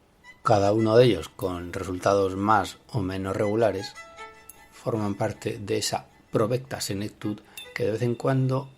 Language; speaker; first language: Spanish; native; Spanish